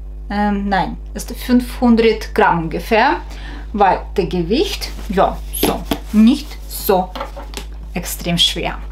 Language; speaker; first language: German; non-native, fluent; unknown